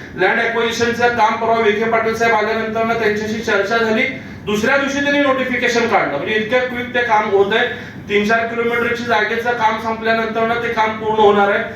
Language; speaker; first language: Marathi; native; Marathi